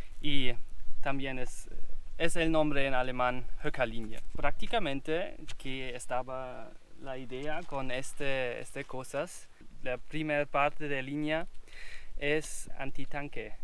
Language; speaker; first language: Spanish; non-native, learner; German